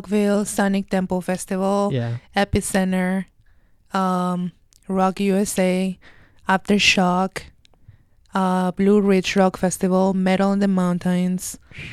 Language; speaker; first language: English; non-native, fluent; Spanish